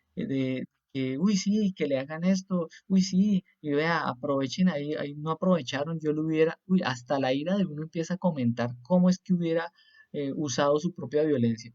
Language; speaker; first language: Spanish; native; Spanish